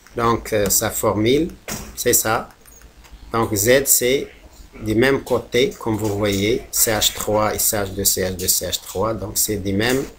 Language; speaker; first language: French; non-native, local second language; Arabic